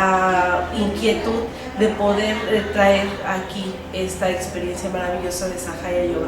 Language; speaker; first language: Spanish; native; Spanish